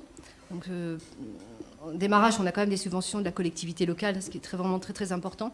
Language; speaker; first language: French; native; French